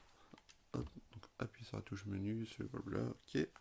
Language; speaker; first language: French; native; French